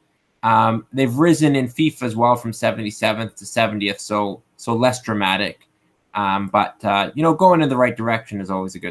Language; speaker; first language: English; native; English